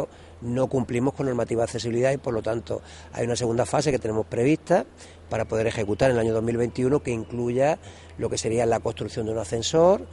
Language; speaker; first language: Spanish; native; Spanish